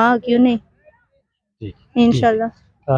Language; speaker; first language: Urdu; non-native, local second language; Pashto